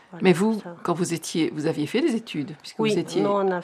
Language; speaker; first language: French; native; French